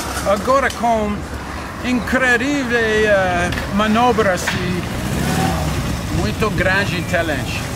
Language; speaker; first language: Portuguese; non-native, learner; English